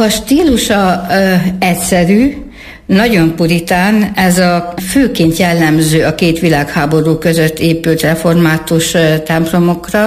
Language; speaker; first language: Hungarian; native; Hungarian